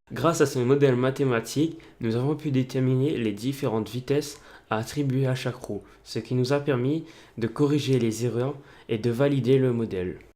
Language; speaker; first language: French; native; French